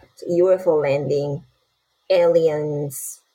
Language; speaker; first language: English; non-native, fluent; Chinese